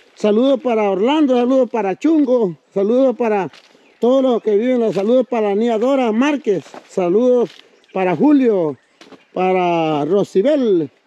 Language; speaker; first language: Spanish; native; Spanish